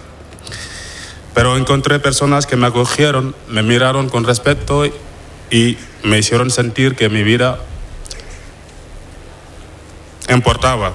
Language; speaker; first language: Spanish; non-native, fluent; Wolof